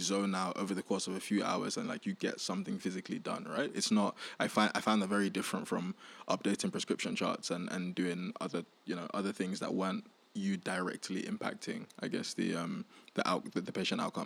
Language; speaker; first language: English; native; English